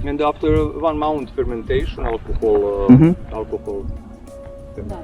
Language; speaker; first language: English; non-native, learner; Serbian